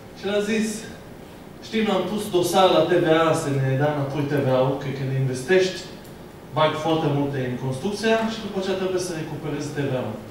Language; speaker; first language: Romanian; non-native, fluent; Hebrew